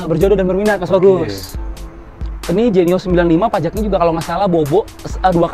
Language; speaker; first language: Indonesian; native; Indonesian